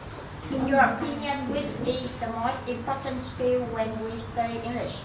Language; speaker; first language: English; non-native, learner; Vietnamese